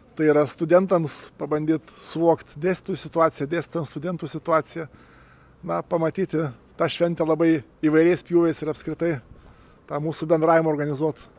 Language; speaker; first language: Lithuanian; native; Lithuanian